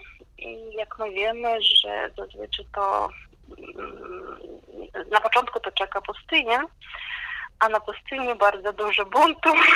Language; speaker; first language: Polish; non-native, fluent; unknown